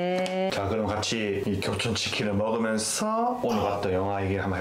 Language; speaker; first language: Korean; native; Korean